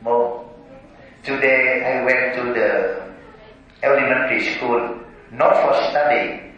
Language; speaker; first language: English; non-native, learner; Vietnamese